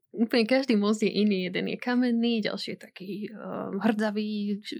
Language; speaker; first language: Slovak; native; Slovak